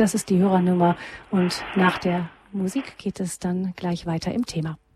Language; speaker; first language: German; native; German